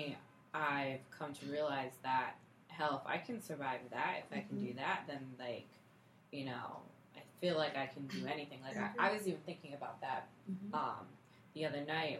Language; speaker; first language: English; native; English